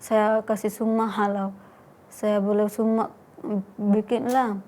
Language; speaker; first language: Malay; non-native, learner; Bangla